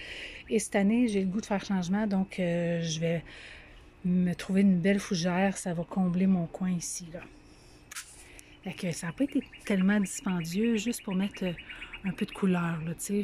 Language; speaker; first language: French; native; French